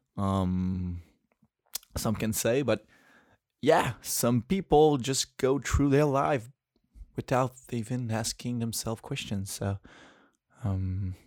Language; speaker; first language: English; non-native, fluent; French